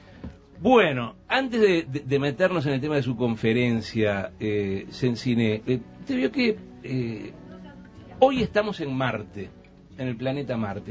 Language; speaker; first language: Spanish; native; Spanish